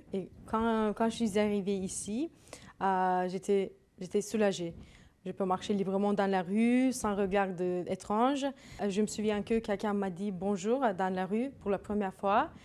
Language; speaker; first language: French; non-native, learner; Turkish